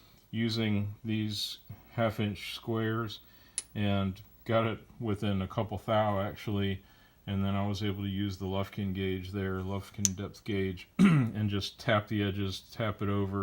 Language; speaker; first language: English; native; English